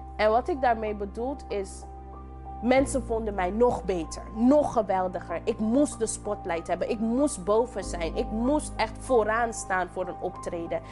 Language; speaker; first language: Dutch; non-native, local second language; English